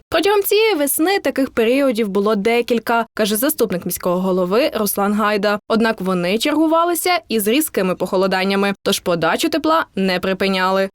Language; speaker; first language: Ukrainian; native; Ukrainian